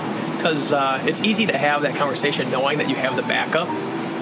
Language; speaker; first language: English; native; English